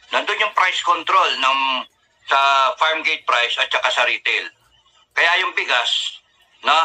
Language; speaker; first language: Filipino; native; Filipino